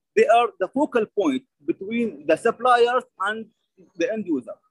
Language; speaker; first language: English; non-native, learner; Arabic